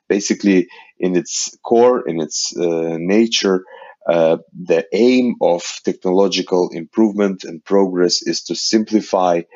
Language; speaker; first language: English; non-native, fluent; Ukrainian